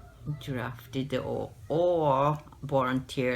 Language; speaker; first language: English; non-native, learner; Japanese